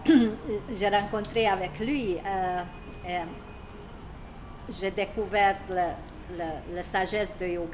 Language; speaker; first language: French; non-native, learner; Hungarian